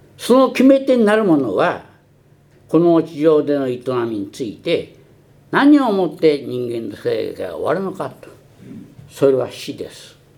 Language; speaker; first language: Japanese; early bilingual, heritage; Japanese